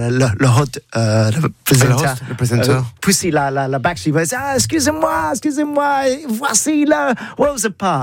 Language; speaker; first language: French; non-native, learner; English